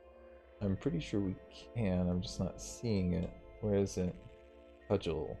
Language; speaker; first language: English; native; English